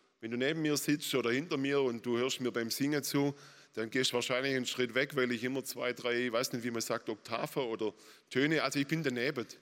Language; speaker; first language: German; native; German